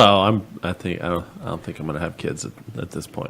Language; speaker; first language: English; native; English